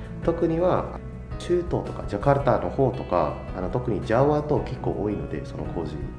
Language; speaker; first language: Japanese; non-native, fluent; Indonesian